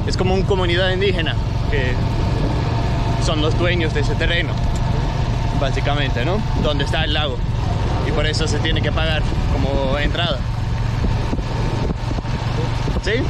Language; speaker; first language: Spanish; non-native, learner; Danish